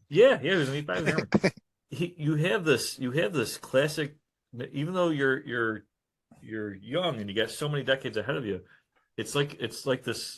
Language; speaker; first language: English; native; English